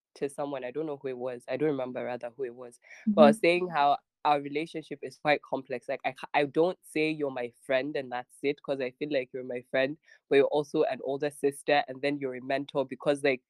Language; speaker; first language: English; non-native, local second language; Hausa